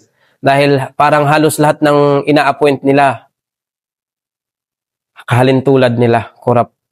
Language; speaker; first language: Filipino; native; Filipino